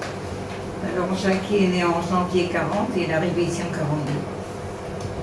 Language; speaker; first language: French; native; French